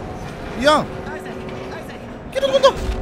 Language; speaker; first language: German; native; German